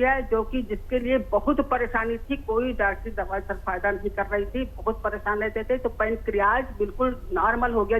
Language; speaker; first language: Hindi; native; Hindi